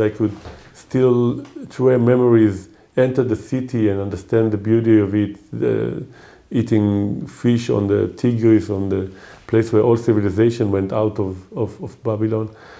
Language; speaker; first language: English; non-native, fluent; Hebrew